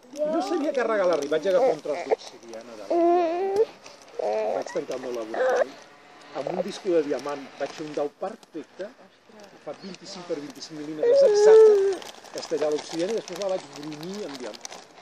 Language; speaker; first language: Catalan; native; Catalan